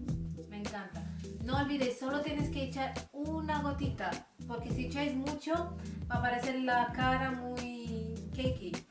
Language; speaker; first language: Spanish; non-native, fluent; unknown